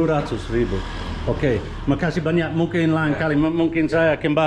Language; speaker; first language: Indonesian; non-native, learner; English